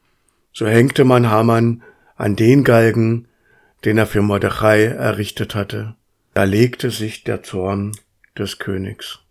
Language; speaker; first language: German; native; German